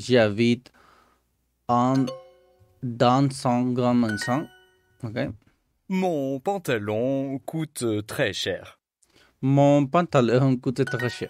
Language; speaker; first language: French; non-native, learner; Spanish